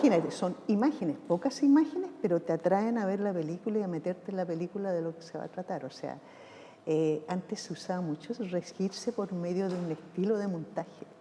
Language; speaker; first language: Spanish; native; Spanish